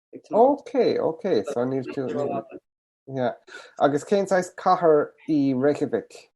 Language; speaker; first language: Irish; native; Irish